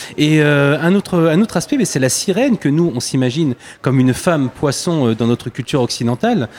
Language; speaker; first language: French; native; French